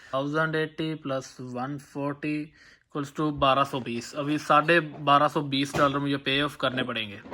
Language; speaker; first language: Hindi; non-native, local second language; Punjabi